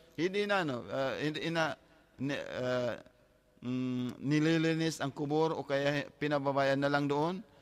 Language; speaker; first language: Filipino; non-native, local second language; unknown